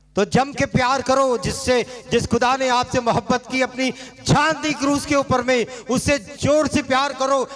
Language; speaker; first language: Hindi; non-native, local second language; Marathi